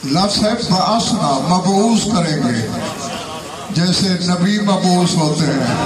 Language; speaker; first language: Urdu; non-native, local second language; Saraiki